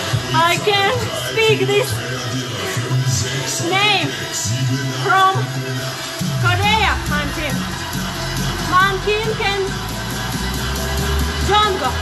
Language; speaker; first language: English; non-native, learner; Russian